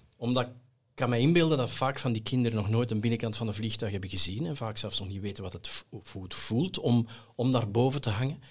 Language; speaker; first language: Dutch; native; Dutch